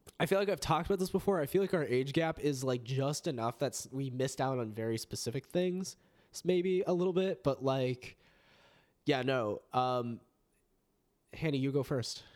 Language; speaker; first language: English; native; English